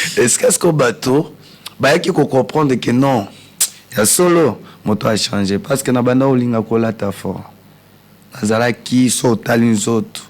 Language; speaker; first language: Lingala; non-native, local second language; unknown